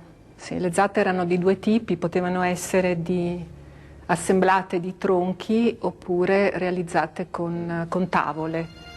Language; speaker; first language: Italian; native; Italian